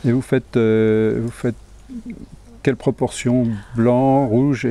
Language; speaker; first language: French; native; French